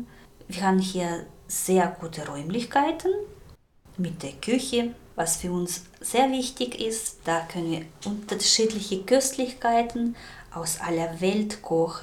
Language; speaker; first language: German; non-native, fluent; Russian